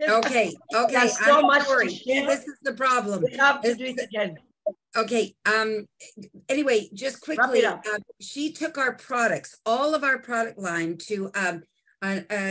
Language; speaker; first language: English; native; English